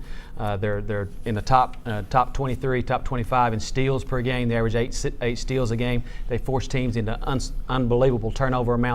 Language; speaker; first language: English; native; English